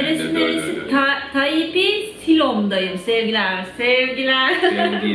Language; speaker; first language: Turkish; native; Turkish